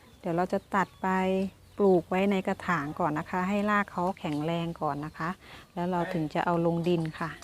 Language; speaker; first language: Thai; native; Thai